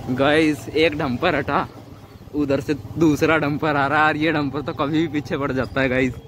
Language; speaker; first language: Hindi; native; Hindi